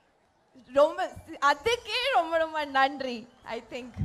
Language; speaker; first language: Tamil; non-native, learner; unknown